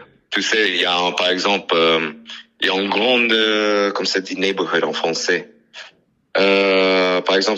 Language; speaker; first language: French; non-native, learner; English